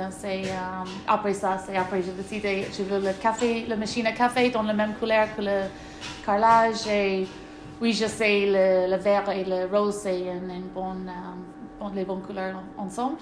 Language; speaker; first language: French; non-native, learner; English